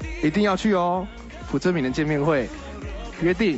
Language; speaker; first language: Chinese; native; Chinese